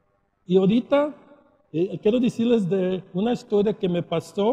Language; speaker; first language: Spanish; early bilingual, heritage; Spanish